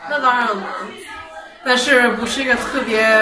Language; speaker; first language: Chinese; early bilingual, heritage; Chinese